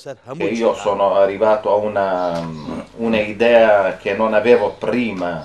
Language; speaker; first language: Italian; non-native, fluent; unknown